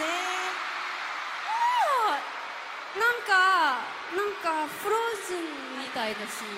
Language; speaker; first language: Japanese; non-native, learner; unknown